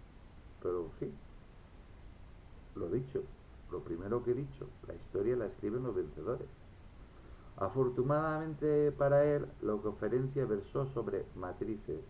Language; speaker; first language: Spanish; native; Spanish